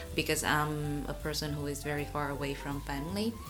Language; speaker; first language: English; non-native, fluent; Vietnamese